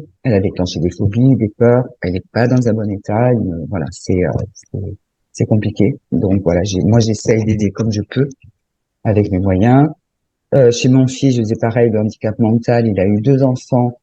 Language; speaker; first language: French; native; French